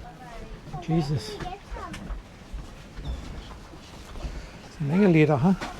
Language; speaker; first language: German; native; German